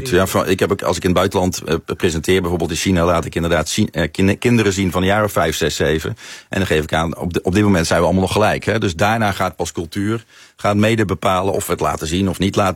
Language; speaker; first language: Dutch; native; Dutch